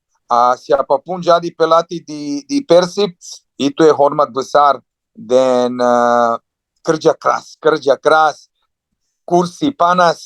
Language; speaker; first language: Indonesian; non-native, fluent; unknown